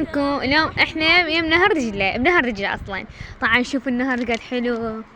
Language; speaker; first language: Arabic; native; Arabic